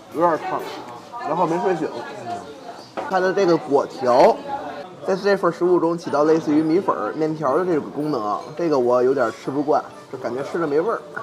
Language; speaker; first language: Chinese; native; Chinese